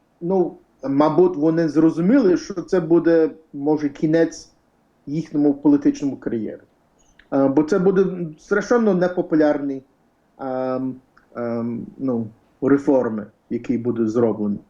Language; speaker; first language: Ukrainian; early bilingual, heritage; Ukrainian